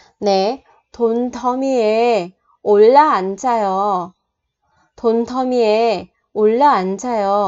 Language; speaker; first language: Korean; non-native, fluent; Vietnamese